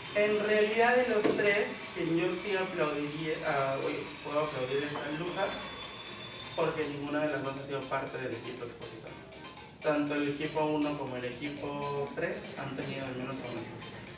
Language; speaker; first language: Spanish; native; Spanish